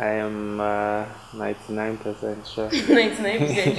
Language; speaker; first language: English; non-native, local second language; Igbo